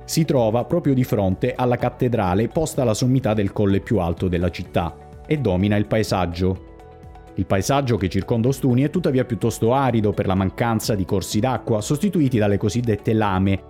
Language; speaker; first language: Italian; native; Italian